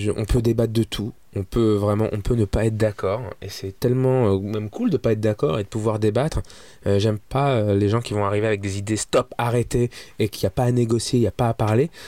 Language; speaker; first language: French; early bilingual, other home language; Arabic